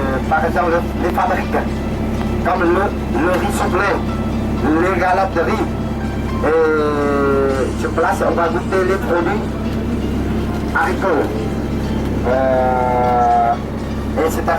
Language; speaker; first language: French; non-native, learner; Vietnamese